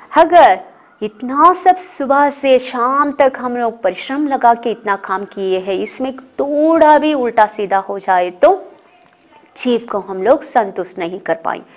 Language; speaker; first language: Hindi; non-native, local second language; Kannada